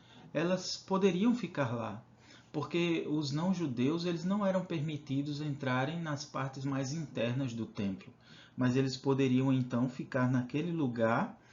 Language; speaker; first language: Portuguese; native; Portuguese